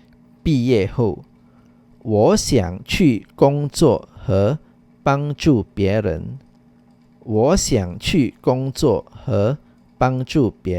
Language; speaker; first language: Chinese; non-native, fluent; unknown